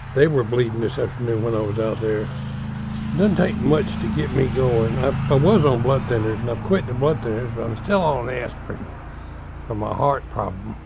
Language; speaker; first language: English; native; English